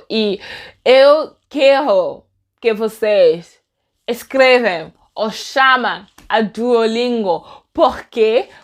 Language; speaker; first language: Portuguese; non-native, learner; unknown